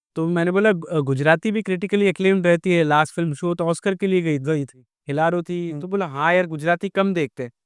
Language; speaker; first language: Hindi; native; Hindi